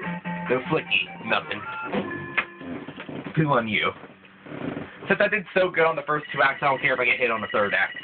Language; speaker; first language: English; native; English